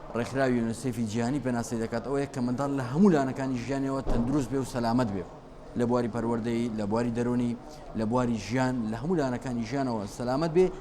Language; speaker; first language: Central Kurdish; native; Central Kurdish